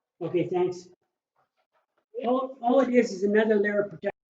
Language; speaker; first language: English; native; English